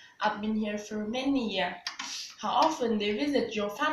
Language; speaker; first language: English; non-native, learner; Vietnamese